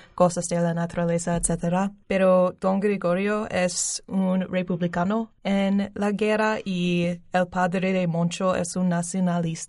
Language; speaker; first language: Spanish; non-native, learner; English